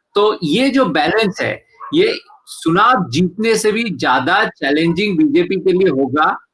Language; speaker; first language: Hindi; non-native, local second language; Assamese